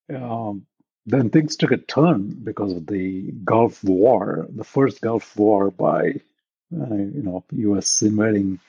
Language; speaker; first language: English; non-native, local second language; Tamil